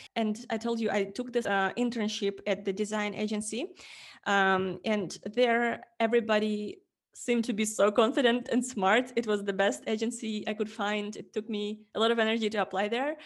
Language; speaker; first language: English; non-native, fluent; Ukrainian